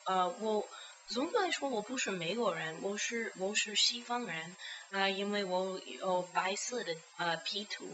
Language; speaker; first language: Chinese; non-native, learner; English